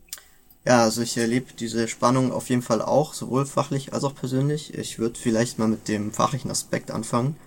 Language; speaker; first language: German; native; German